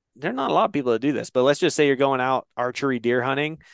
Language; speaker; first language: English; native; English